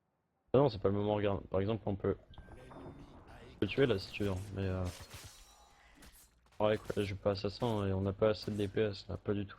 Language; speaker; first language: French; native; French